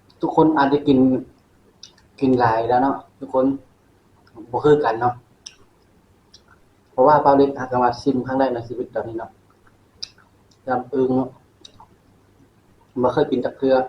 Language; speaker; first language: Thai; non-native, local second language; Northeastern Thai